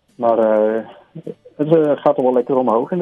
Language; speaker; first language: Dutch; native; Dutch